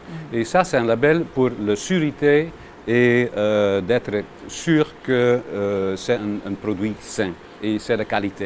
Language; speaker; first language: French; non-native, learner; Dutch